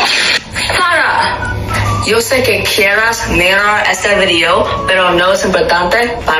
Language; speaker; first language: Spanish; non-native, learner; English